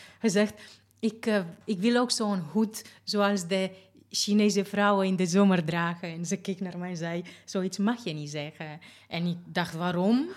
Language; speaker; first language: Dutch; non-native, fluent; Romanian